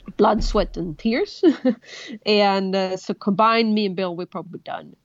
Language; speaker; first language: English; non-native, fluent; Swedish